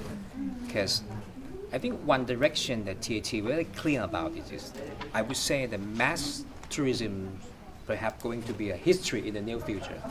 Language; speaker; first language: English; non-native, fluent; Thai